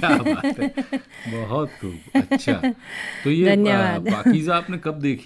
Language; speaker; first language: Hindi; native; Hindi